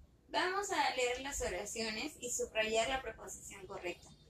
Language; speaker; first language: Spanish; native; Spanish